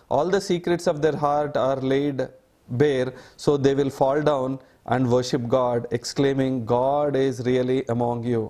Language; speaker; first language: English; non-native, local second language; Telugu